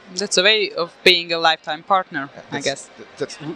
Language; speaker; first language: English; non-native, fluent; Hungarian